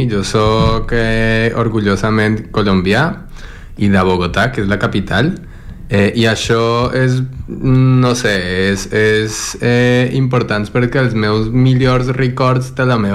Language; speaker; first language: Catalan; non-native, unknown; Spanish